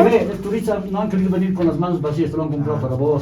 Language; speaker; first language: Spanish; native; Spanish